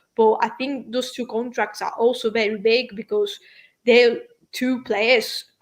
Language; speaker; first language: English; non-native, fluent; Italian